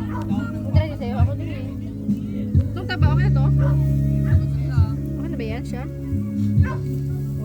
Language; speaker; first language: Filipino; native; Filipino